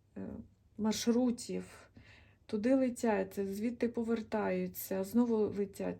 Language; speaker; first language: Ukrainian; non-native, local second language; Russian